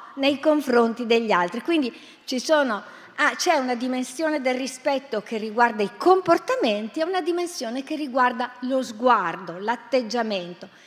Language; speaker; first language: Italian; native; Italian